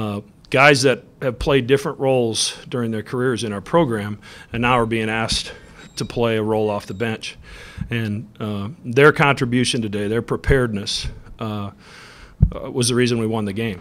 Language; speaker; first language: English; native; English